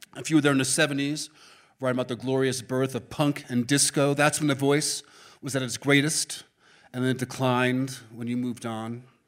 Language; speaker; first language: English; native; English